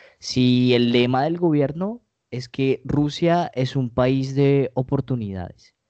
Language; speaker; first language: Spanish; native; Spanish